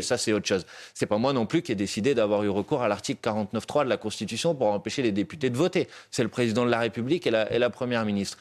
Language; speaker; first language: French; native; French